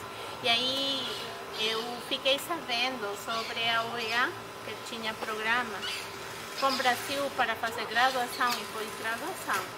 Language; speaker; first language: Portuguese; non-native, fluent; Spanish